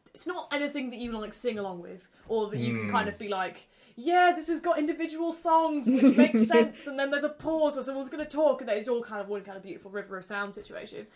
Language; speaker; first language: English; native; English